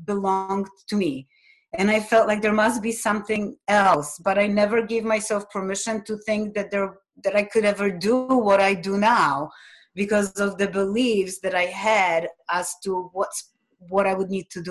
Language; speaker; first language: English; non-native, fluent; Polish